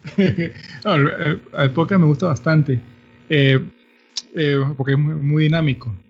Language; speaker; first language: Spanish; native; Spanish